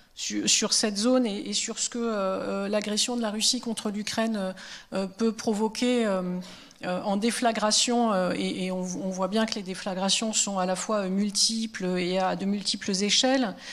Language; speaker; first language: French; native; French